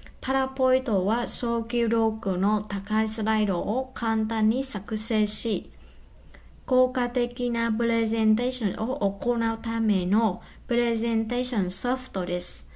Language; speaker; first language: Japanese; non-native, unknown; Vietnamese